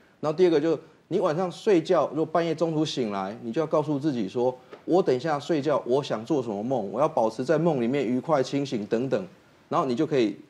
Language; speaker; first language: Chinese; native; Chinese